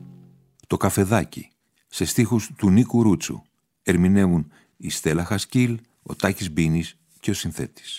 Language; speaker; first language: Greek; native; Greek